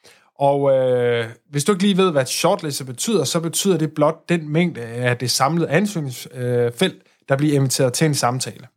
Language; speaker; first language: Danish; native; Danish